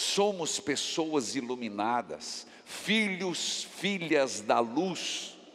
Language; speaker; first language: Portuguese; native; Portuguese